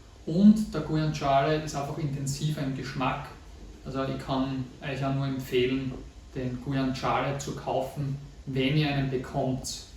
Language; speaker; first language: German; native; German